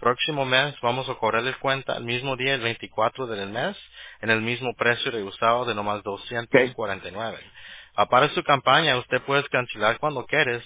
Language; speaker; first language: Spanish; early bilingual, heritage; Spanish